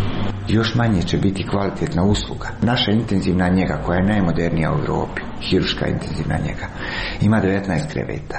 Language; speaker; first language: Serbian; native; Serbian